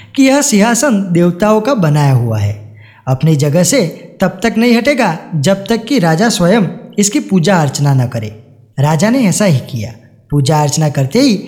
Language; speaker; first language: Hindi; non-native, local second language; Gujarati